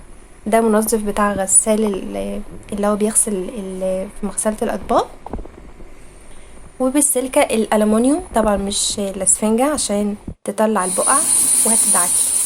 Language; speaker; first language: Arabic; native; Arabic